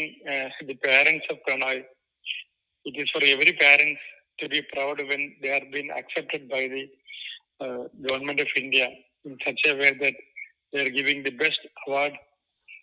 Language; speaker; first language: English; non-native, local second language; Malayalam